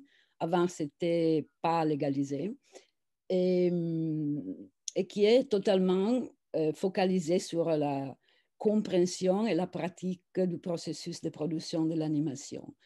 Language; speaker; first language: French; non-native, fluent; Italian